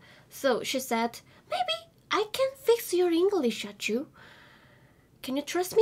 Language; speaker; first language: English; non-native, learner; Korean